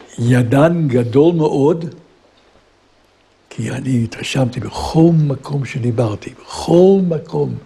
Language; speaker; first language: Hebrew; non-native, fluent; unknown